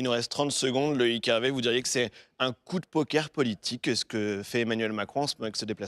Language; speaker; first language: French; native; French